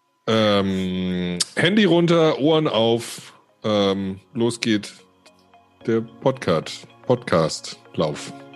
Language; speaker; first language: German; native; German